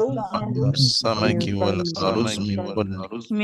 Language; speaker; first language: Arabic; non-native, learner; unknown